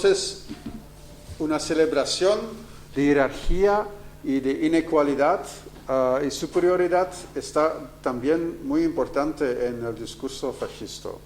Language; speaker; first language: Spanish; non-native, fluent; Dutch